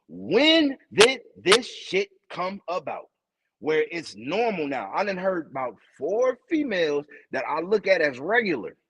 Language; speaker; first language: English; native; English